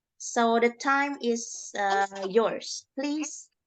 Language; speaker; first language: English; non-native, learner; Indonesian